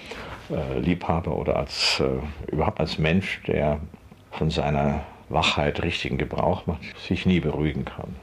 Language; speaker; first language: German; native; German